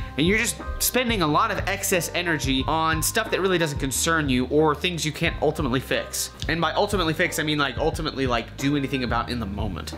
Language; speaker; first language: English; native; English